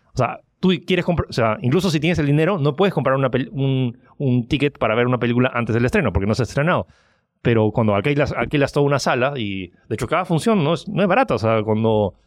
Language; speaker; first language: Spanish; early bilingual, other home language; French